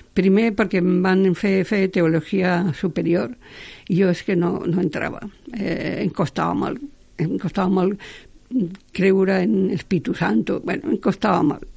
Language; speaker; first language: Catalan; non-native, local second language; Spanish